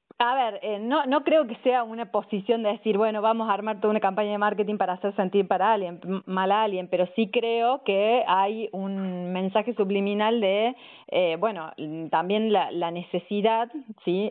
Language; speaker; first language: Spanish; native; Spanish